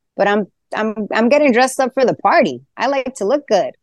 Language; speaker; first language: English; native; English